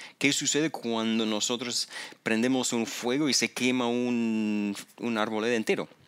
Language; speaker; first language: Spanish; non-native, fluent; English